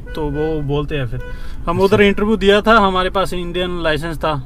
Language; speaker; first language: Hindi; native; Hindi